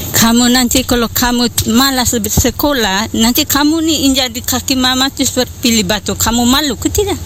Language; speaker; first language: Indonesian; non-native, local second language; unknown